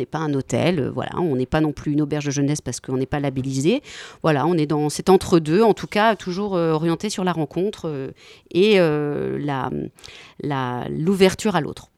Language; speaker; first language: French; native; French